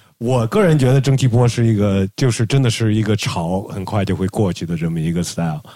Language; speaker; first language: Chinese; native; Chinese